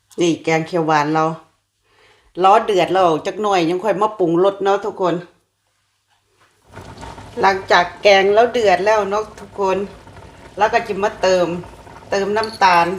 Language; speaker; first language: Thai; non-native, local second language; Lao